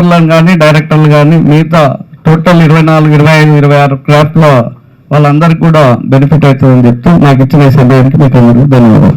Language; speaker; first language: Telugu; native; Telugu